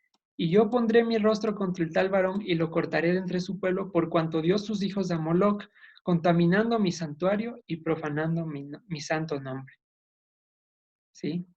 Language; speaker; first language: Spanish; native; Spanish